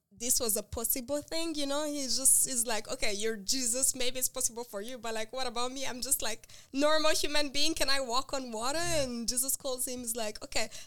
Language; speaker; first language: English; non-native, local second language; Kinyarwanda